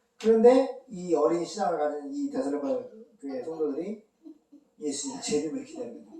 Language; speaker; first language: Korean; native; Korean